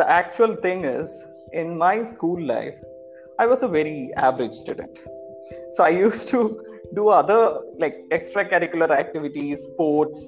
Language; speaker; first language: English; non-native, local second language; Malayalam